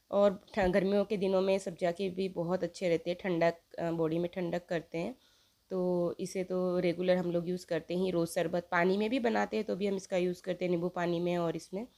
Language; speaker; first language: Hindi; native; Hindi